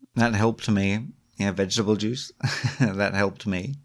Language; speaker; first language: English; native; English